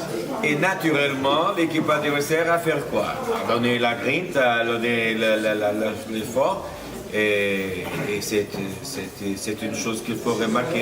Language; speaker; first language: French; non-native, fluent; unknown